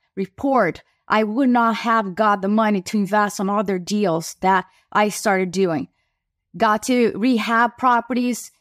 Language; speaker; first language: English; non-native, fluent; Portuguese